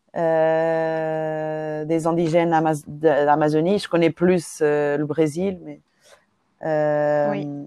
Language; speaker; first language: French; non-native, fluent; Portuguese